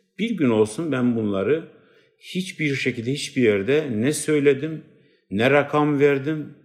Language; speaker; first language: Turkish; non-native, local second language; Kurdish